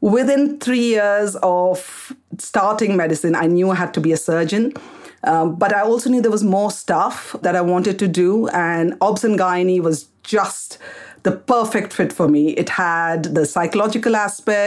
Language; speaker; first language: English; non-native, local second language; Kannada